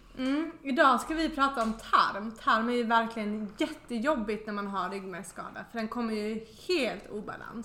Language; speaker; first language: Swedish; native; Swedish